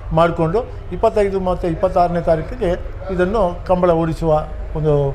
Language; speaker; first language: Kannada; non-native, local second language; Tulu